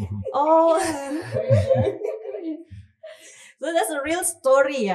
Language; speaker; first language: English; non-native, learner; Indonesian